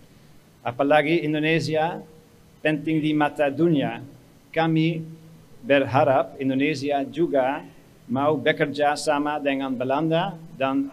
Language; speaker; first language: Indonesian; non-native, fluent; Dutch